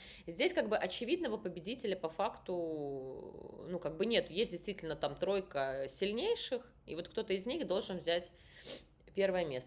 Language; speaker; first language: Russian; native; Russian